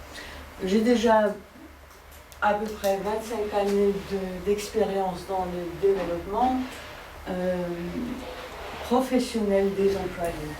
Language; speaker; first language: French; non-native, fluent; Dutch